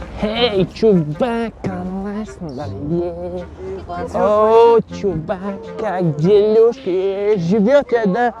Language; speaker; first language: Russian; non-native, local second language; Kazakh